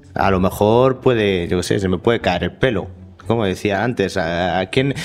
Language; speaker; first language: Spanish; native; Spanish